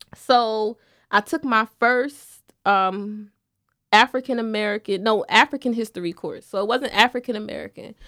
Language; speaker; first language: English; native; English